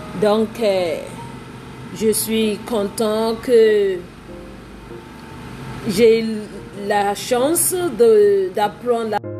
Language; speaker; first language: French; non-native, fluent; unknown